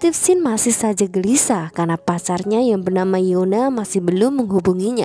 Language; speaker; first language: Indonesian; native; Indonesian